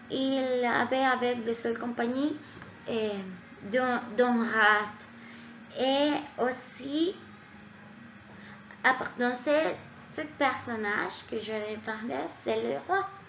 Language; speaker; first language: French; non-native, learner; Spanish